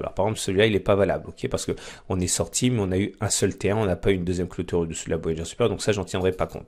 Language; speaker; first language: French; native; French